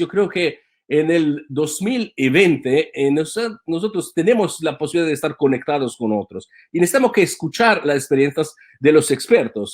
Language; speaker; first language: Spanish; non-native, fluent; Italian